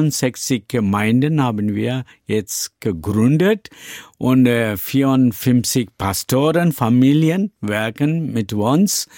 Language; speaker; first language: German; non-native, learner; Tamil